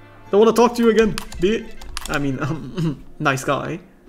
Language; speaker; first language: English; non-native, fluent; German